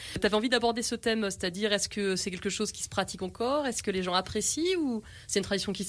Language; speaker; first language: French; native; French